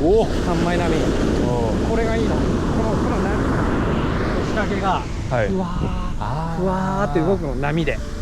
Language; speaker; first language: Japanese; native; Japanese